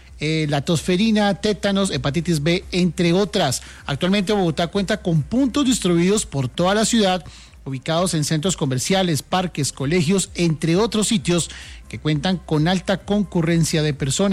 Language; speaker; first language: Spanish; native; Spanish